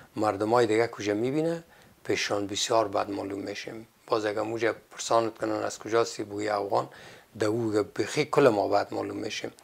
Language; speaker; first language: Persian; native; Persian